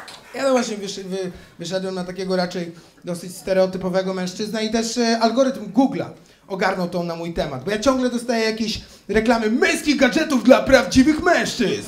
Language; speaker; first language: Polish; native; Polish